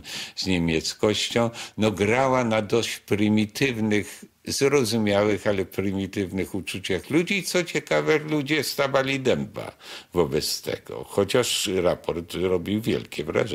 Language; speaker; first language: Polish; native; Polish